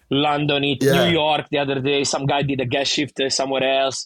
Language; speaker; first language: English; non-native, fluent; Italian